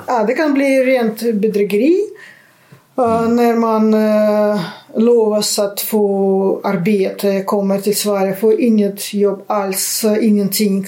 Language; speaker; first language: Swedish; non-native, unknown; Russian